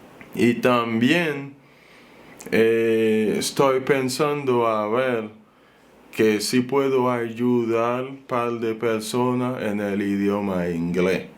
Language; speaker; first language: Spanish; non-native, fluent; Haitian Creole